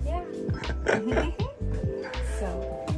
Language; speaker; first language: English; non-native, learner; Japanese